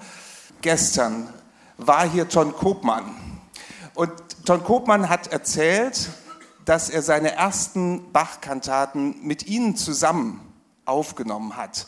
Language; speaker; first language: German; native; German